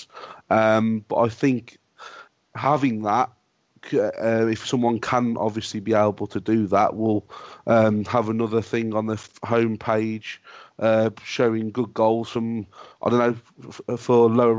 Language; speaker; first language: English; native; English